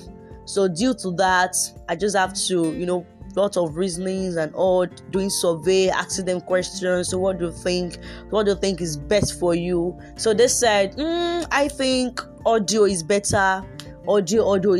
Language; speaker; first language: English; non-native, local second language; Yoruba